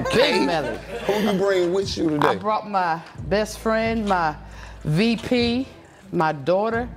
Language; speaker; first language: English; native; English